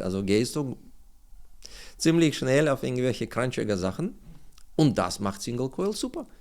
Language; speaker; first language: German; non-native, learner; Russian